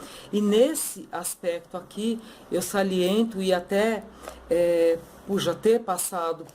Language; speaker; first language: Portuguese; native; Portuguese